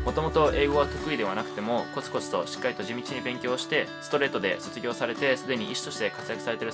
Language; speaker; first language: Japanese; native; Japanese